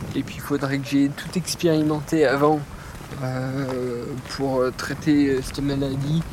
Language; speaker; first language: French; native; French